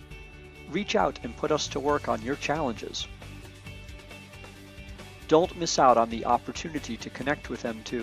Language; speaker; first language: English; native; English